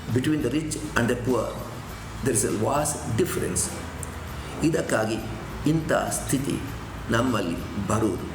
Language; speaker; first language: Kannada; native; Kannada